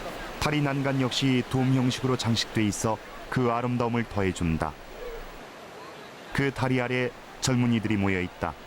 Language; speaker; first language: Korean; native; Korean